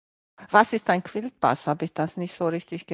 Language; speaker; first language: German; non-native, fluent; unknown